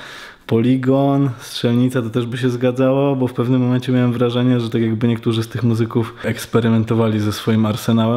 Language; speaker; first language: Polish; native; Polish